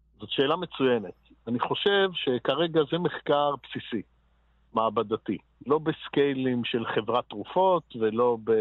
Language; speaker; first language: Hebrew; native; Hebrew